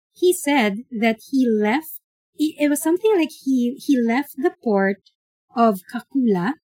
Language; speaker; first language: English; non-native, local second language; Filipino